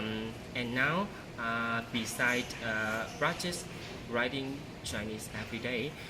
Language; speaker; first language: English; non-native, learner; Vietnamese